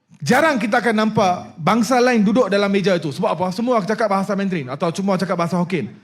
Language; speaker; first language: Malay; non-native, local second language; Punjabi